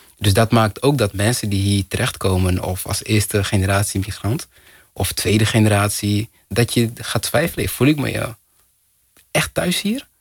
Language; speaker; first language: Dutch; non-native, fluent; Kinyarwanda